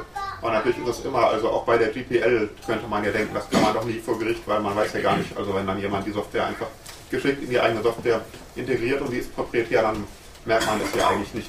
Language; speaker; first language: German; native; German